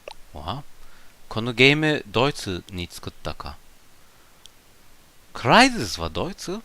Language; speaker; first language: Japanese; non-native, learner; German